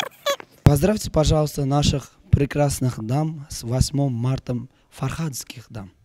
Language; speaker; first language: Russian; non-native, local second language; Uzbek